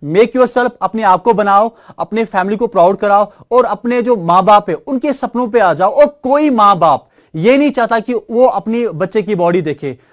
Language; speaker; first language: Hindi; non-native, local second language; Kashmiri